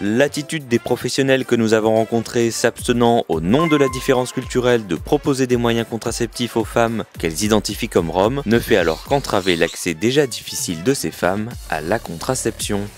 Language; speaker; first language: French; native; French